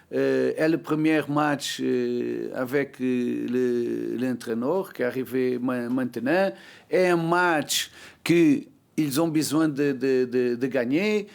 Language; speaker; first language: French; non-native, learner; Portuguese